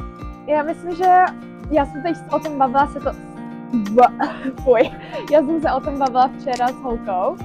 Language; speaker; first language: Czech; early bilingual, heritage; Czech